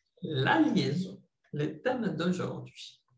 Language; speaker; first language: French; non-native, fluent; Spanish